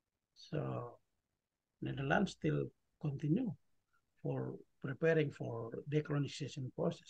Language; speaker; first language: English; non-native, learner; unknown